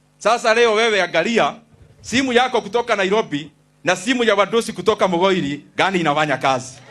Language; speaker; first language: Swahili; non-native, local second language; Kikuyu